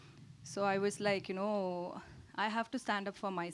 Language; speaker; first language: Telugu; non-native, learner; Tamil